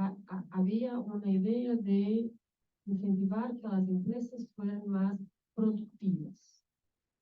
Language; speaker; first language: Spanish; non-native, learner; Portuguese